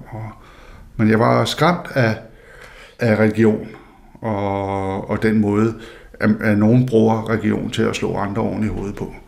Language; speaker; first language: Danish; non-native, local second language; Faroese